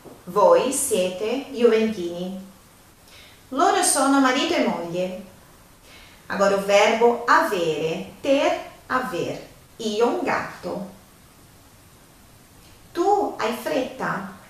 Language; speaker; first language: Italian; non-native, fluent; Portuguese